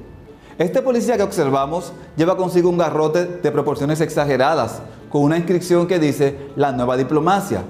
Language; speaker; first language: Spanish; native; Spanish